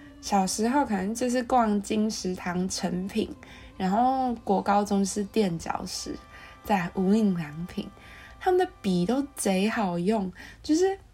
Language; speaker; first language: Chinese; native; Chinese